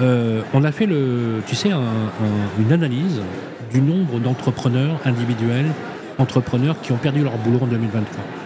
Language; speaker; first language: French; native; French